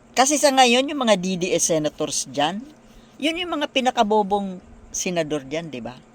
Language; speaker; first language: Filipino; non-native, local second language; Bikol